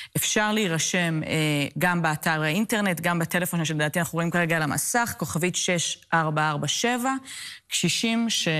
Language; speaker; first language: Hebrew; native; Hebrew